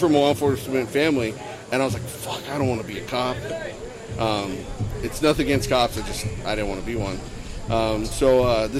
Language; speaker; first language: English; native; English